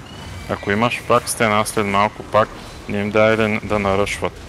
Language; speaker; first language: Bulgarian; native; Bulgarian